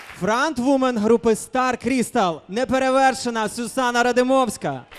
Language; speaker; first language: Ukrainian; native; Ukrainian